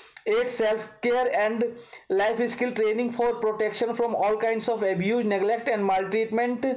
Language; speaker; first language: English; non-native, local second language; Hindi